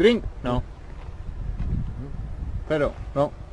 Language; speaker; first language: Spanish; non-native, learner; Arabic